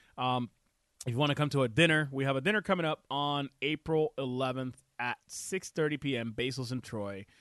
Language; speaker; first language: English; non-native, fluent; Spanish